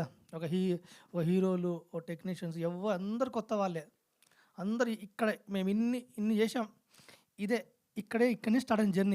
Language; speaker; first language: Telugu; native; Telugu